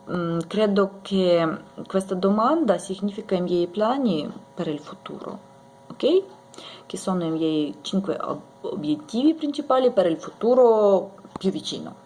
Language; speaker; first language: Italian; non-native, learner; Ukrainian